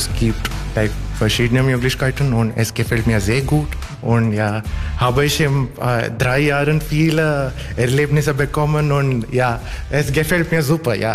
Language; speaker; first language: German; non-native, learner; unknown